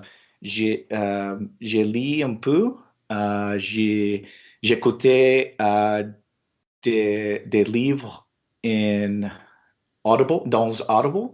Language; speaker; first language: French; non-native, learner; English